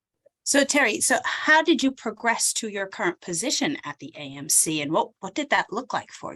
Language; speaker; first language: English; native; English